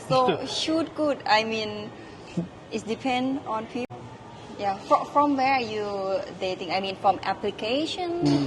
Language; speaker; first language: English; non-native, learner; Thai